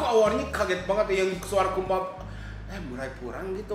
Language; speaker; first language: Indonesian; non-native, fluent; Japanese